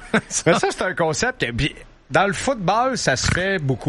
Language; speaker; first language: French; native; French